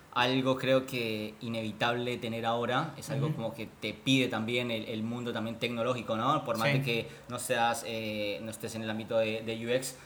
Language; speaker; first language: Spanish; native; Spanish